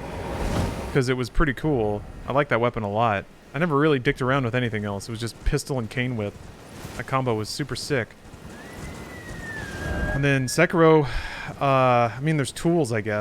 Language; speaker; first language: English; native; English